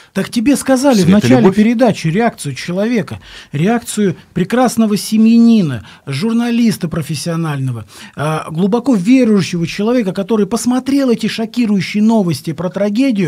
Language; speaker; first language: Russian; native; Russian